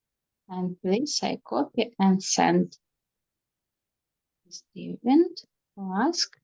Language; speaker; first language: English; non-native, learner; Russian